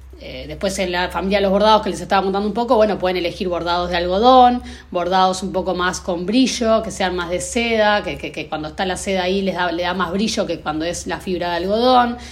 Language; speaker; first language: Spanish; native; Spanish